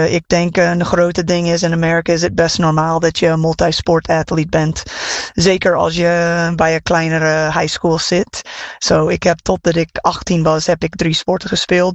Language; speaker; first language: Dutch; non-native, fluent; English